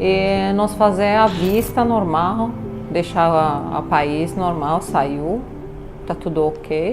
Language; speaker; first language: Portuguese; non-native, learner; Arabic